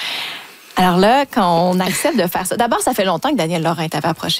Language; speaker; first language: French; native; French